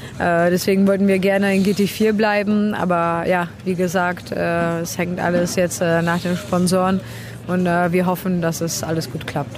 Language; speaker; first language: German; non-native, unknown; Czech